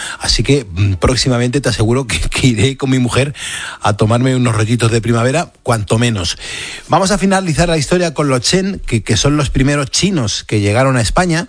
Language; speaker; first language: Spanish; native; Spanish